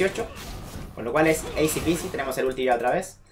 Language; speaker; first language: Spanish; native; Spanish